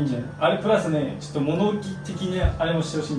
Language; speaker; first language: Japanese; native; Japanese